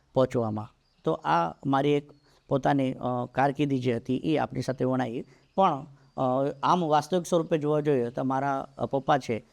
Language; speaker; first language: Gujarati; non-native, local second language; Vasavi